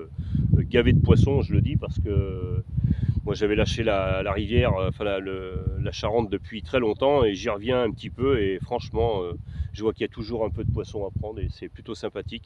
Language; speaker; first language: French; native; French